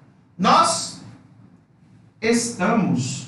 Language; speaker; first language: Portuguese; non-native, fluent; Spanish